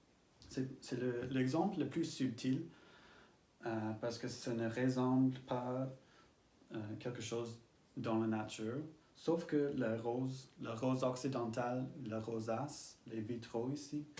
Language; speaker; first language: French; non-native, learner; English